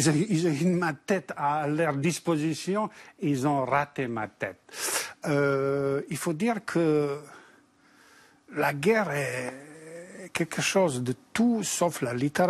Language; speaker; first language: French; non-native, fluent; Bosnian